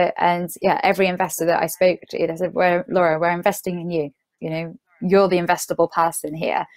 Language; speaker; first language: English; native; English